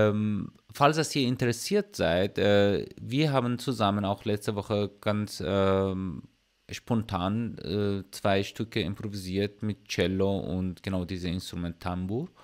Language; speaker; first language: German; non-native, learner; Persian